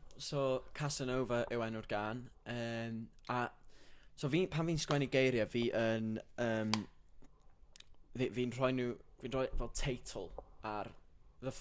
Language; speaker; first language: Welsh; native; Welsh